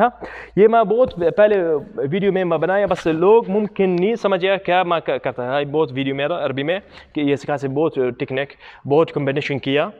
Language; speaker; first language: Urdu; non-native, local second language; Punjabi